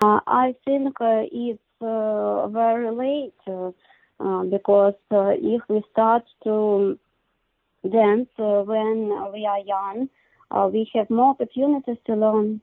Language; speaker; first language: English; non-native, learner; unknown